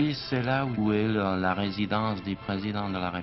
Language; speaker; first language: French; non-native, fluent; Czech